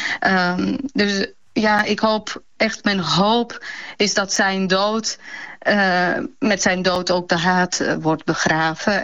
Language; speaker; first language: Dutch; early bilingual, other home language; Bosnian